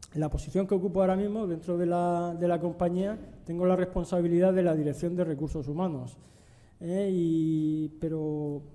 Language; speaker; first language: Spanish; native; Spanish